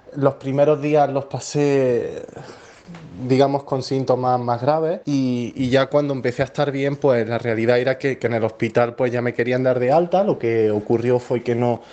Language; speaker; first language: Spanish; native; Spanish